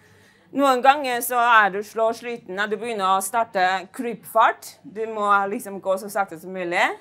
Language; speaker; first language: Norwegian; non-native, fluent; Chinese